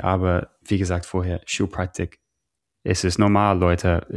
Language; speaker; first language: German; non-native, learner; English